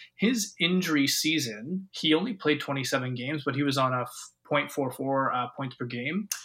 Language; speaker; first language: English; native; English